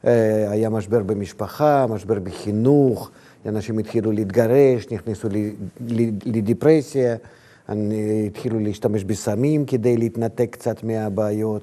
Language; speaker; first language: Hebrew; non-native, fluent; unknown